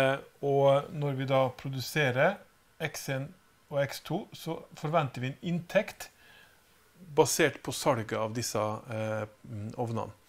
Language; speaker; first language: Norwegian; native; Norwegian